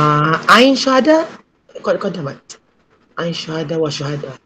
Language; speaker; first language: Arabic; non-native, fluent; Malay